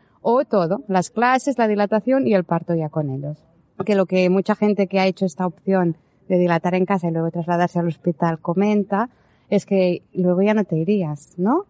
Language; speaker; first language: Spanish; native; Spanish